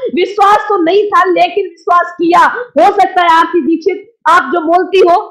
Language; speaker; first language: Hindi; native; Hindi